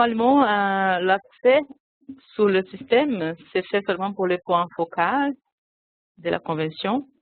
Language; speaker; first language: French; non-native, fluent; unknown